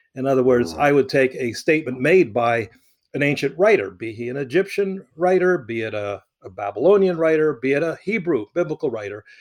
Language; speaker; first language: English; early bilingual, other home language; Arabic